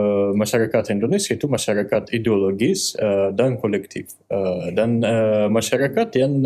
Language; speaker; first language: Indonesian; non-native, fluent; Russian